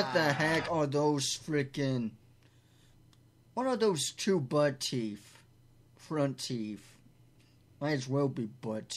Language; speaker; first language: English; native; English